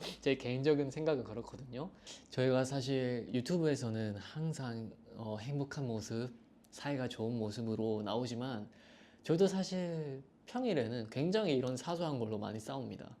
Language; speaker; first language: Korean; native; Korean